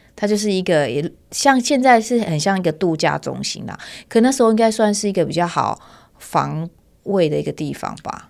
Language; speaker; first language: Chinese; native; Chinese